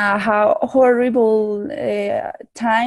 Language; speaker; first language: English; non-native, learner; Spanish